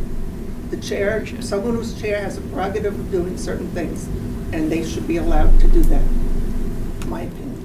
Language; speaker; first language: English; native; English